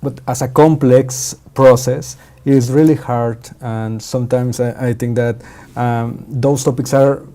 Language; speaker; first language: English; non-native, fluent; Spanish